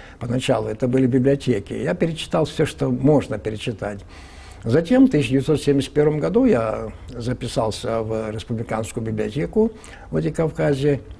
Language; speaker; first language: Russian; non-native, local second language; Ingush